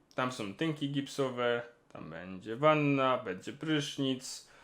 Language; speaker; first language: Polish; non-native, local second language; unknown